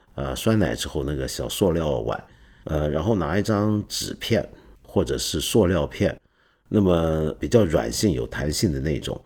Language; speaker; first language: Chinese; non-native, local second language; Cantonese